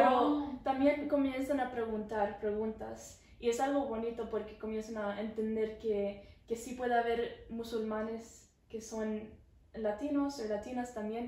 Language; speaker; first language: Spanish; early bilingual, heritage; Spanish